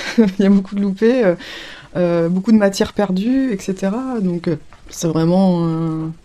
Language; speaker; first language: French; native; French